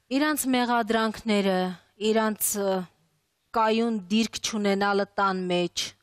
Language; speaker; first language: Armenian; early bilingual, other home language; Russian